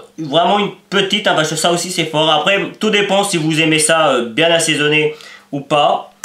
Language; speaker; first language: French; native; French